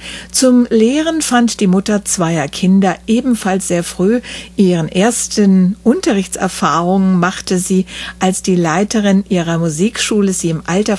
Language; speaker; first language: German; native; German